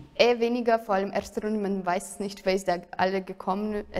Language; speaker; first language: German; non-native, fluent; Russian